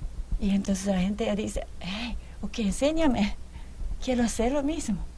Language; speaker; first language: Spanish; non-native, fluent; Japanese